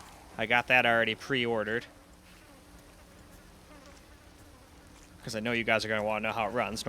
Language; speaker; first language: English; native; English